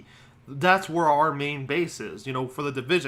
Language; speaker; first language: English; native; English